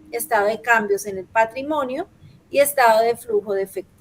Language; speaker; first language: Spanish; native; Spanish